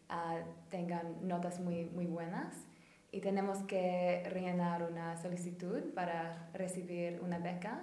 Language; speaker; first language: Spanish; non-native, fluent; English